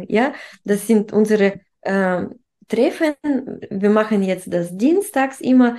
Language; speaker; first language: German; non-native, fluent; Russian